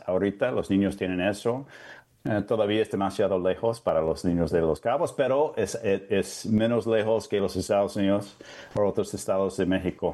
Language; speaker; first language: Spanish; non-native, fluent; English